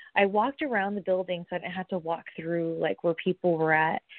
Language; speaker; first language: English; native; English